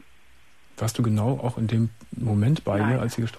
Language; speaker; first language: German; native; German